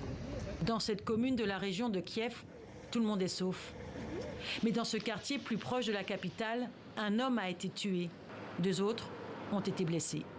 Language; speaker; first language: French; native; French